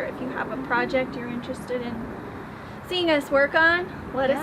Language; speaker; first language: English; native; English